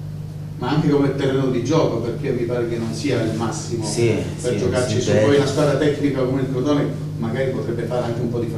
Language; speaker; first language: Italian; native; Italian